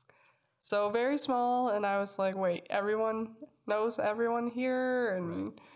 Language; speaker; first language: English; non-native, fluent; Danish